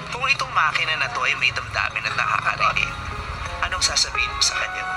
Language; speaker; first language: Filipino; native; Filipino